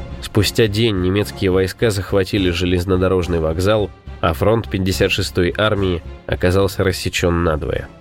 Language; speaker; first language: Russian; native; Russian